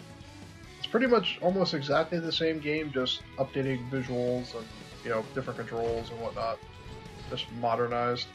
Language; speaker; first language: English; native; English